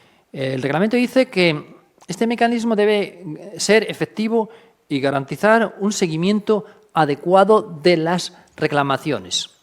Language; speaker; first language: Spanish; native; Spanish